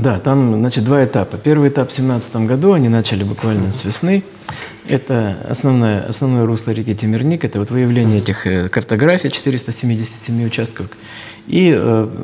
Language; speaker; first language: Russian; native; Russian